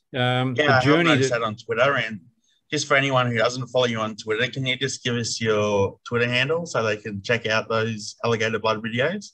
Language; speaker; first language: English; native; English